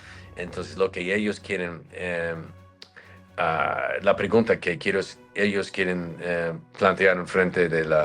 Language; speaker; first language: Spanish; non-native, fluent; English